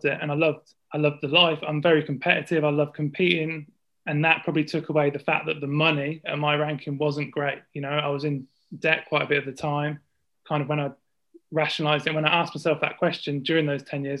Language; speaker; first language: English; native; English